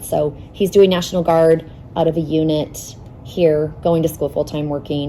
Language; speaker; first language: English; native; English